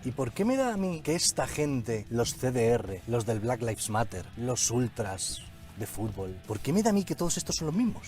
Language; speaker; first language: Spanish; native; Spanish